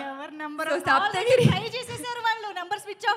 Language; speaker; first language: Telugu; native; Telugu